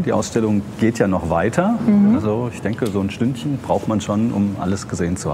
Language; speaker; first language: German; native; German